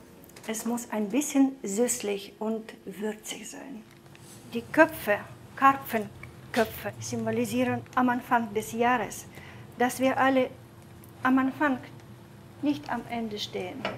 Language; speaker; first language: German; non-native, fluent; Russian